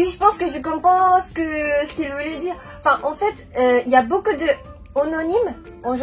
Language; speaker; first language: French; non-native, fluent; Japanese